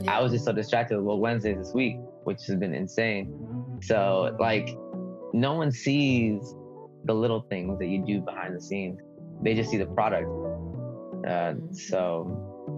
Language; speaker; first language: English; early bilingual, other home language; Spanish